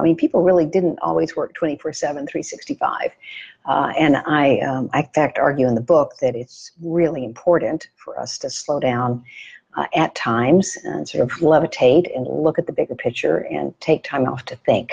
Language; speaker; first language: English; native; English